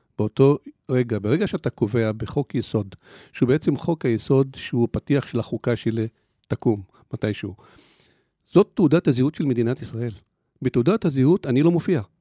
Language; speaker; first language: Hebrew; non-native, local second language; Arabic